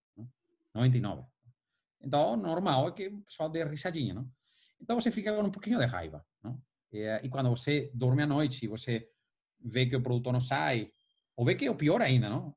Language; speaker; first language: Portuguese; non-native, fluent; Spanish